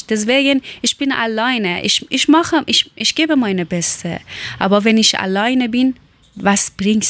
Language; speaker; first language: German; non-native, learner; Persian